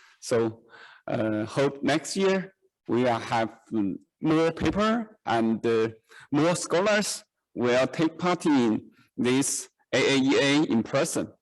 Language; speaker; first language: English; non-native, learner; Chinese